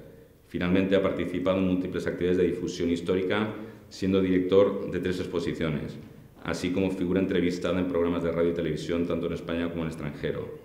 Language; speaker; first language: Spanish; native; Spanish